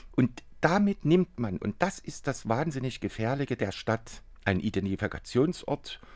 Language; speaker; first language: German; native; German